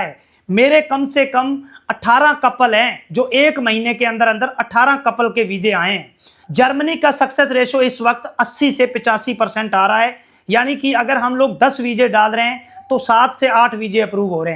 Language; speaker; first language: Hindi; native; Hindi